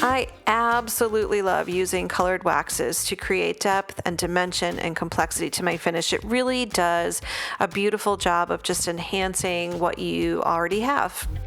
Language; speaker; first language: English; native; English